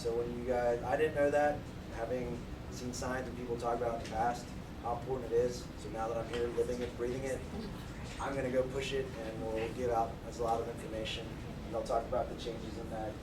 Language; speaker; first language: English; native; English